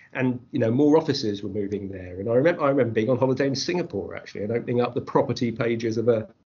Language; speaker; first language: English; native; English